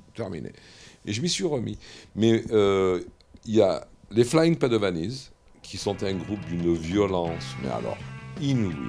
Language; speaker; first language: French; native; French